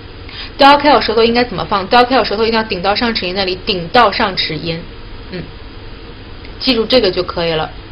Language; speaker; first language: Chinese; native; Chinese